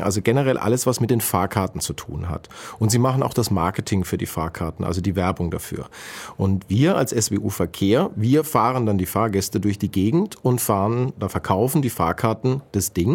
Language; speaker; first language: German; native; German